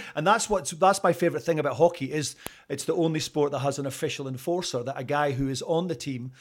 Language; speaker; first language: English; native; English